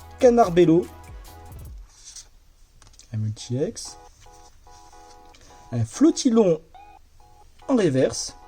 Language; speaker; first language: French; native; French